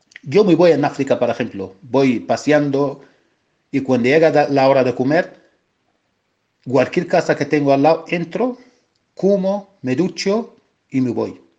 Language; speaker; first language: Spanish; non-native, fluent; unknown